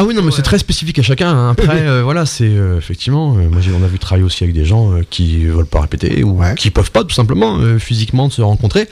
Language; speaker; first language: French; native; French